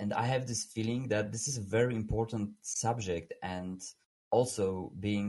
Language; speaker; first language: English; non-native, fluent; Polish